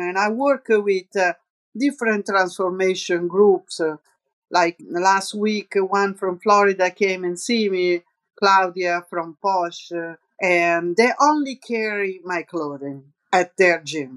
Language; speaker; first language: English; non-native, fluent; Italian